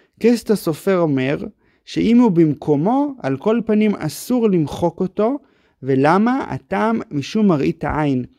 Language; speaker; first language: Hebrew; native; Hebrew